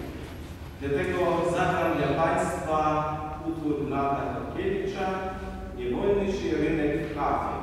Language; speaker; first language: Polish; non-native, fluent; Ukrainian